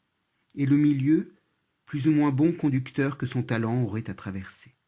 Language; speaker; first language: French; native; French